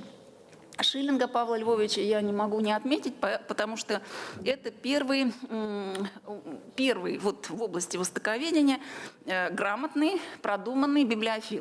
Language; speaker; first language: Russian; native; Russian